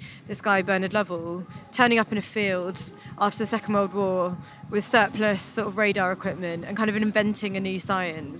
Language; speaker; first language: English; native; English